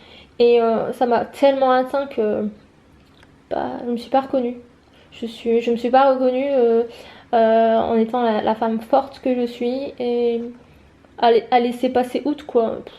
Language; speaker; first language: French; native; French